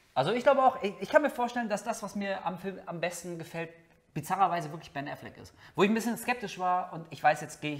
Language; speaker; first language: German; native; German